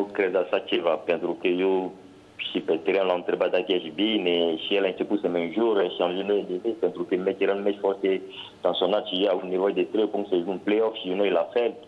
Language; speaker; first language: Romanian; non-native, learner; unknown